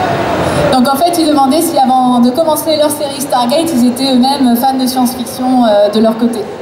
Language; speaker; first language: French; native; French